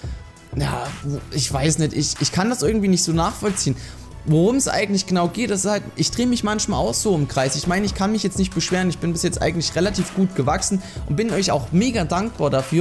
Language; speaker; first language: German; native; German